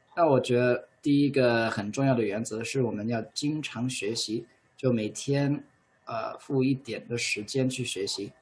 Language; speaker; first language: Chinese; non-native, fluent; English